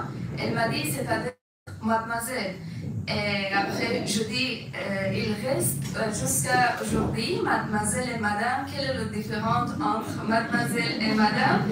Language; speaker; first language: French; non-native, fluent; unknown